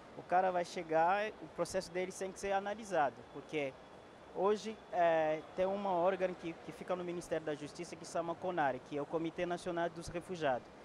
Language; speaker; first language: Portuguese; non-native, fluent; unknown